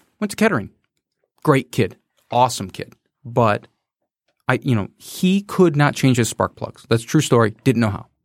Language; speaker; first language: English; native; English